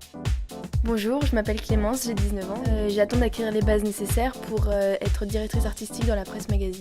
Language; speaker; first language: French; native; French